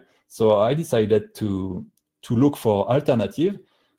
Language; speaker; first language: English; non-native, fluent; French